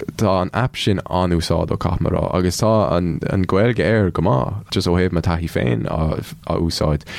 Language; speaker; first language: Irish; non-native, local second language; English